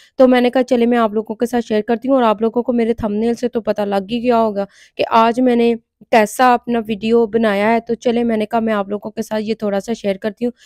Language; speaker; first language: Urdu; non-native, local second language; Punjabi